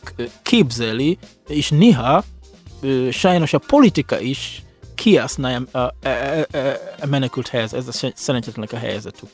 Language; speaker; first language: Hungarian; non-native, fluent; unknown